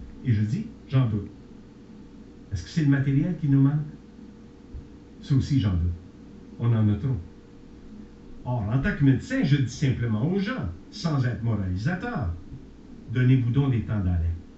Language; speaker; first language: French; native; French